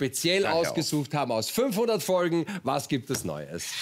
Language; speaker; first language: German; native; German